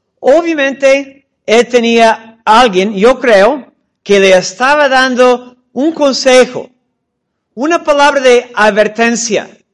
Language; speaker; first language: Spanish; non-native, fluent; English